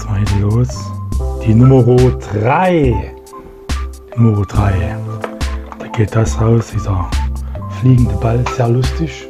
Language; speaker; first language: German; native; German